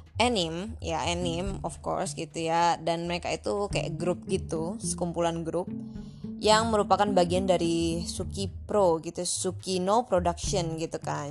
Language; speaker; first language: Indonesian; native; Indonesian